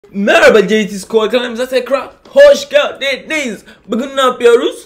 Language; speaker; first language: Turkish; non-native, fluent; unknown